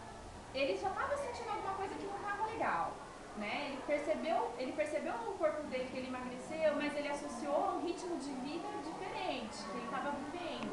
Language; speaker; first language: Portuguese; native; Portuguese